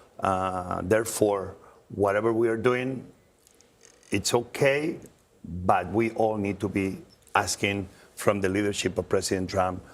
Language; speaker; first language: English; non-native, fluent; Spanish